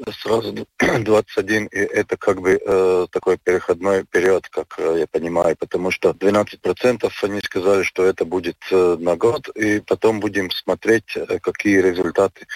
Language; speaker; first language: Russian; non-native, local second language; Latvian